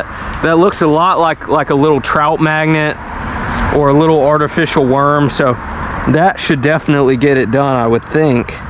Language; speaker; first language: English; native; English